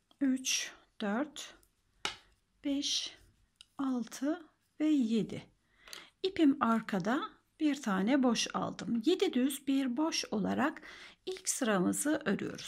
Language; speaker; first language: Turkish; native; Turkish